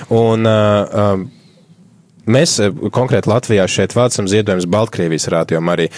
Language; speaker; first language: Latvian; native; Latvian